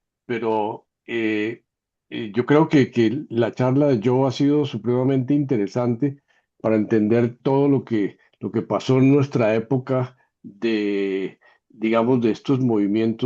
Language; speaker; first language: Spanish; native; Spanish